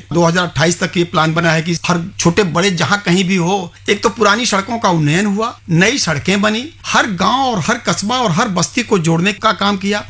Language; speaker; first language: Hindi; native; Hindi